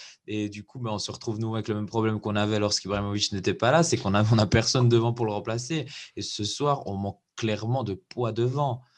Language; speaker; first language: French; native; French